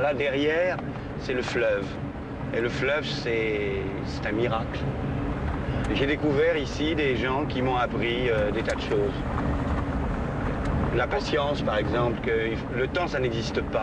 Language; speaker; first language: French; native; French